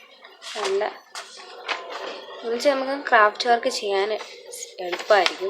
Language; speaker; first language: Malayalam; native; Malayalam